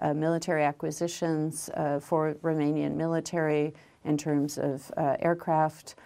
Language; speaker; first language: English; native; English